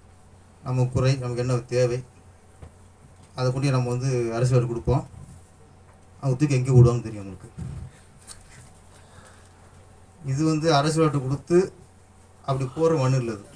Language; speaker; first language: Tamil; native; Tamil